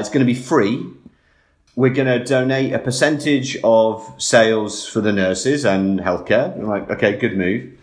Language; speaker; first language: English; native; English